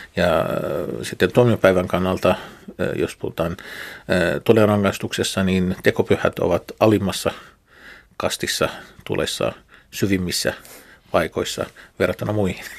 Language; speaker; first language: Finnish; non-native, fluent; Arabic